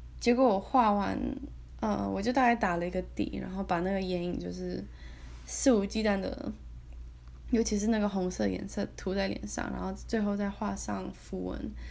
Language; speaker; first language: Chinese; native; Chinese